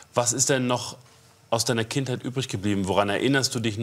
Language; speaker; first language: German; native; German